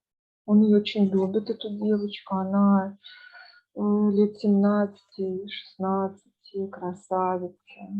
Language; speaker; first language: Russian; native; Russian